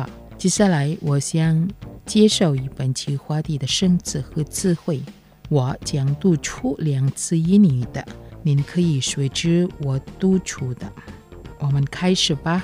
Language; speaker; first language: Chinese; non-native, fluent; Indonesian